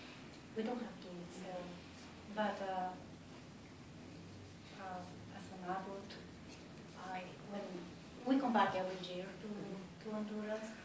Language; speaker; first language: English; non-native, fluent; Spanish